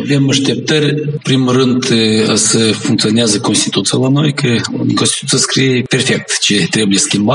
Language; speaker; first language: Romanian; non-native, local second language; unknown